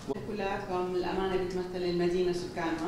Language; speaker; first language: Arabic; native; Arabic